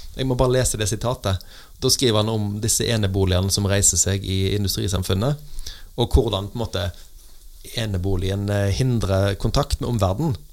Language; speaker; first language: Norwegian; native; Norwegian